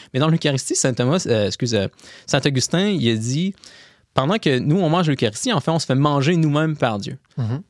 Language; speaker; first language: French; native; French